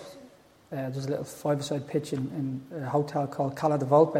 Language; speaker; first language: English; native; English